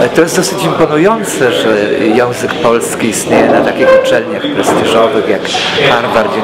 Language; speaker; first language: Polish; native; Polish